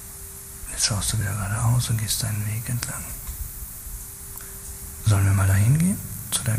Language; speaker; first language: German; native; German